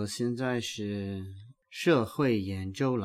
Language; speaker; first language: Chinese; non-native, learner; English